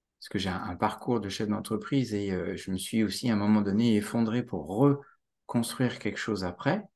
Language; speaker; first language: French; native; French